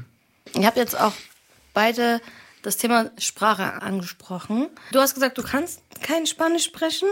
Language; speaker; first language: German; early bilingual, other home language; Arabic